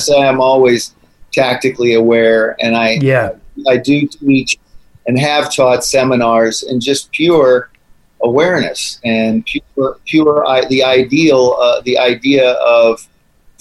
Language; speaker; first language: English; native; English